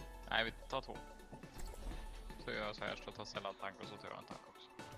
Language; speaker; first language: Swedish; native; Swedish